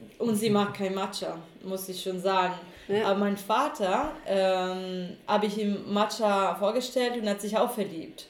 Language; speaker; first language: German; non-native, fluent; Italian